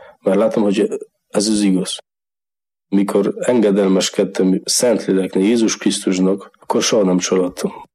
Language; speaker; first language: Hungarian; non-native, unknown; Polish